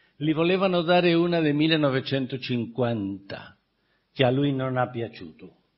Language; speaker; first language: Italian; non-native, fluent; Spanish